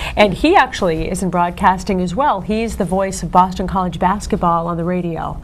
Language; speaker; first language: English; native; English